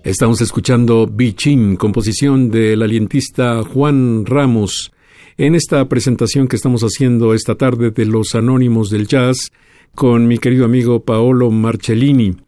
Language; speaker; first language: Spanish; native; Spanish